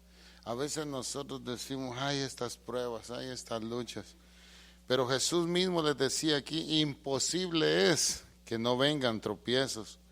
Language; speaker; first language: Spanish; native; Spanish